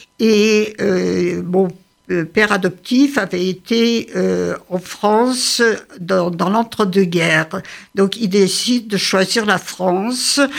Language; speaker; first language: French; early bilingual, other home language; Yiddish